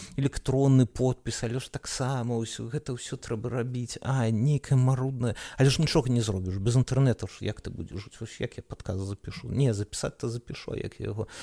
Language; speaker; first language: Belarusian; non-native, local second language; Russian